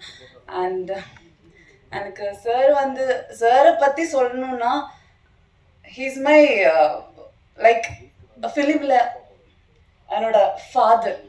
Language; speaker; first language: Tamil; non-native, fluent; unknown